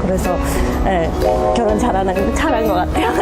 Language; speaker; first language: Korean; non-native, fluent; English